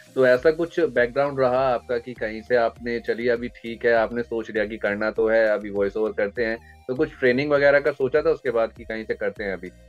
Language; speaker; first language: Hindi; native; Hindi